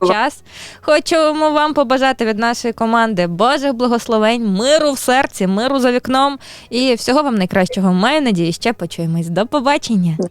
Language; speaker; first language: Ukrainian; native; Ukrainian